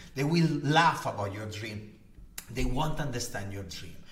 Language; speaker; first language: English; non-native, fluent; Italian